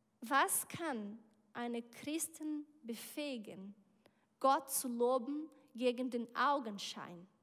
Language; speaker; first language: German; non-native, learner; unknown